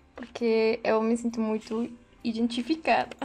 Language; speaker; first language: Portuguese; non-native, learner; Spanish